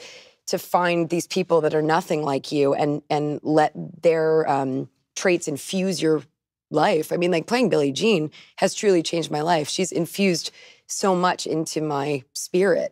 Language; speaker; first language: English; native; English